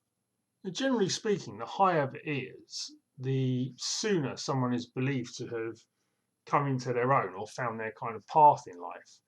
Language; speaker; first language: English; native; English